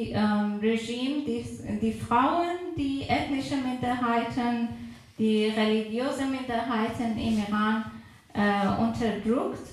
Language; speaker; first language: German; non-native, fluent; Persian